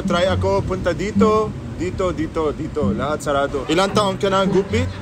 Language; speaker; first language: Filipino; non-native, learner; Arabic